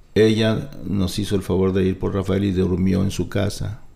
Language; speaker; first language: Spanish; native; Spanish